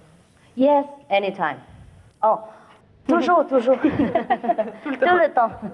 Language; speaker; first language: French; non-native, fluent; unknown